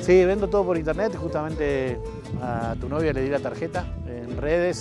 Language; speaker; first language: Spanish; native; Spanish